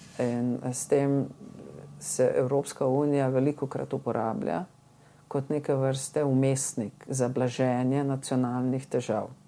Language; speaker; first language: Slovenian; native; Slovenian